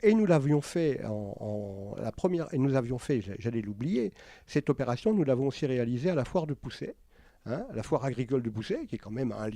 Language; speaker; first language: French; native; French